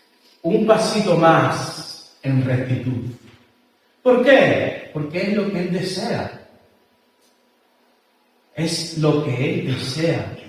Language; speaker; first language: Spanish; native; Spanish